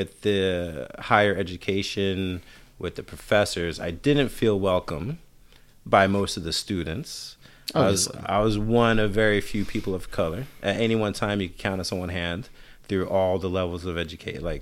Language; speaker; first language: English; native; English